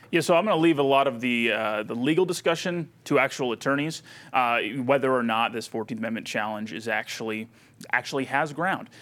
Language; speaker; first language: English; native; English